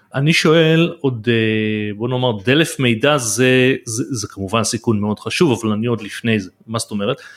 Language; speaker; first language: Hebrew; native; Hebrew